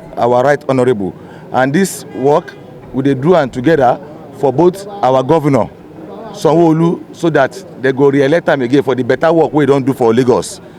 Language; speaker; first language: Nigerian Pidgin; non-native, local second language; Yoruba